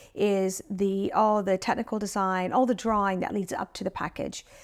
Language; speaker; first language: English; early bilingual, other home language; Italian